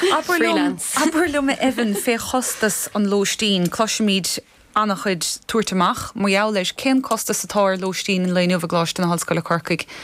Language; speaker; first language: Irish; native; Irish